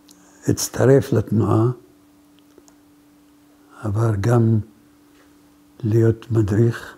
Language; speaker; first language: Hebrew; non-native, fluent; Arabic